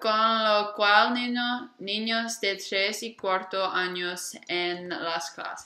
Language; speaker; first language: Spanish; non-native, learner; English